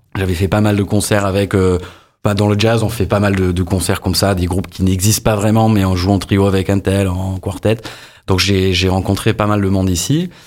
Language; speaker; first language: French; non-native, fluent; English